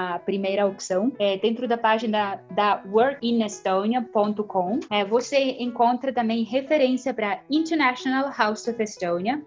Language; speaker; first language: Portuguese; non-native, fluent; Estonian